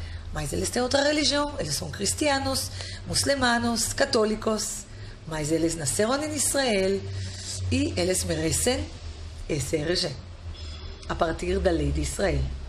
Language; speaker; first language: Portuguese; non-native, fluent; Hebrew